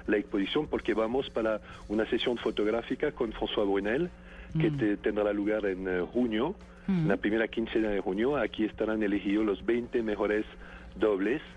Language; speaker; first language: Spanish; non-native, fluent; French